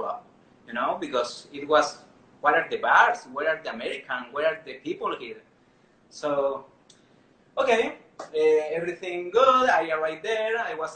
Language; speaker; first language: English; non-native, learner; Spanish